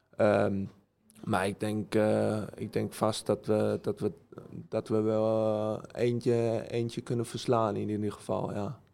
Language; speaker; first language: Dutch; early bilingual, heritage; Dutch